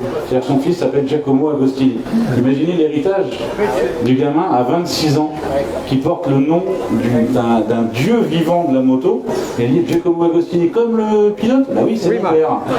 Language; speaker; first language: French; native; French